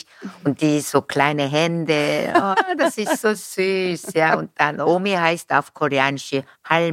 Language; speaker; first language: German; non-native, fluent; Korean